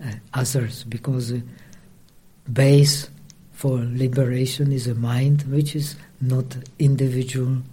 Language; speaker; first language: English; non-native, fluent; Czech